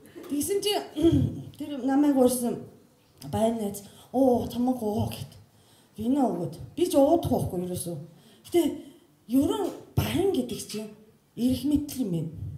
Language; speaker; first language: Mongolian; non-native, fluent; Japanese